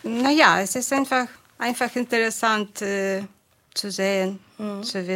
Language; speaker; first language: German; non-native, fluent; Ukrainian